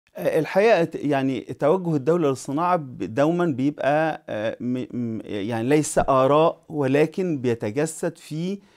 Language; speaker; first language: Arabic; native; Arabic